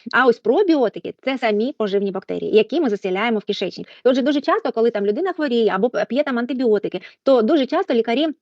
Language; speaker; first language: Ukrainian; non-native, local second language; Russian